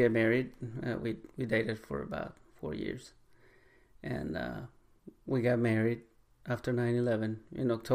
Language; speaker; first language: English; non-native, fluent; Spanish